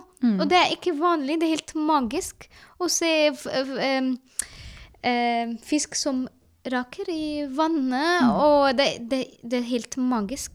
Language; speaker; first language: Norwegian; non-native, learner; Arabic